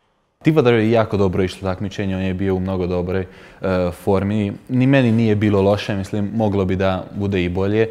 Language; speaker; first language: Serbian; non-native, local second language; Hungarian